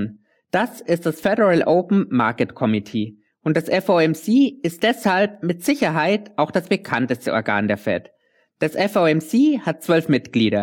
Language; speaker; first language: German; native; German